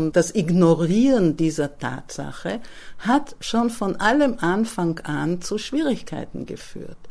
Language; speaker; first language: German; native; German